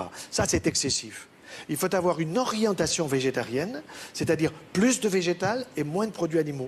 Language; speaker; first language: French; native; French